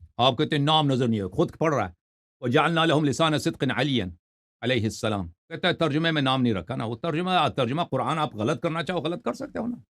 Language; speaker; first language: Urdu; native; Urdu